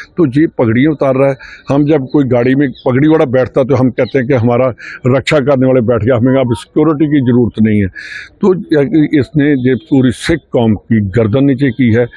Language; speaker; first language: Hindi; non-native, local second language; Punjabi